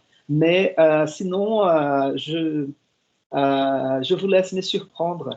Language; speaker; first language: French; non-native, fluent; Portuguese